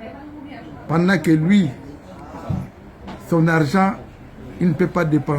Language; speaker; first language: French; non-native, local second language; Lingala